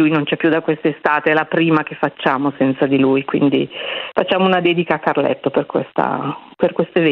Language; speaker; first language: Italian; native; Italian